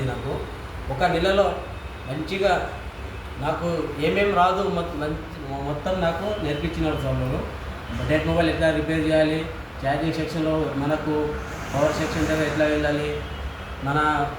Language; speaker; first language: Telugu; non-native, learner; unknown